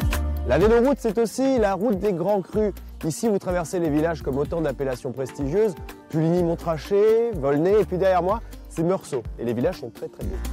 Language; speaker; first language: French; native; French